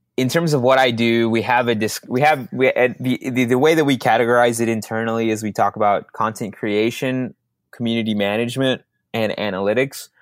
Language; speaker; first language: English; early bilingual, other home language; Spanish